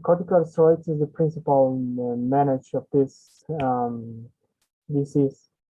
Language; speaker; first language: English; non-native, learner; Spanish